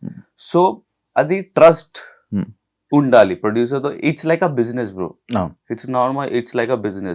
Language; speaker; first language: Telugu; non-native, learner; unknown